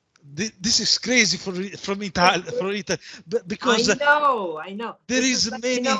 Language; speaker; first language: English; non-native, learner; Italian